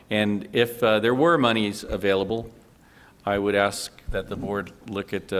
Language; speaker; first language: English; native; English